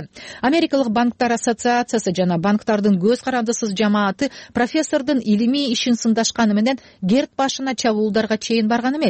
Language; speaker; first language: Kyrgyz; native; Kyrgyz